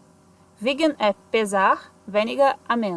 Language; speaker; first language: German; non-native, fluent; Portuguese